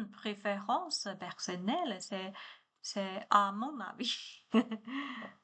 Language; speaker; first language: French; non-native, learner; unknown